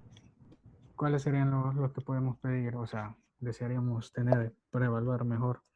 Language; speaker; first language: Spanish; native; Spanish